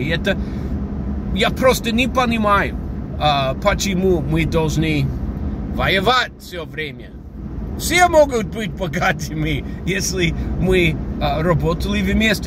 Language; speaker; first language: Russian; non-native, fluent; English